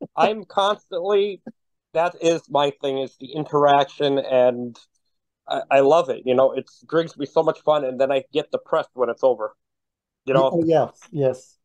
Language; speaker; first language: English; native; English